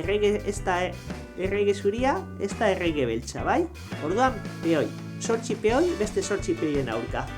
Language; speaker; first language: Basque; non-native, local second language; Spanish